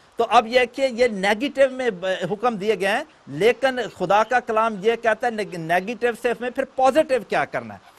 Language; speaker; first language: Urdu; non-native, local second language; Punjabi